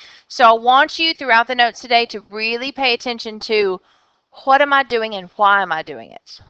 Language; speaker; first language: English; native; English